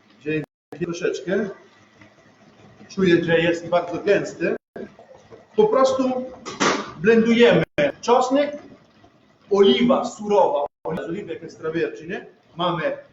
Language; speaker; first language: Polish; non-native, learner; Italian